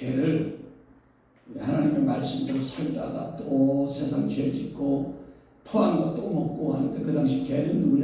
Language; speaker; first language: Korean; native; Korean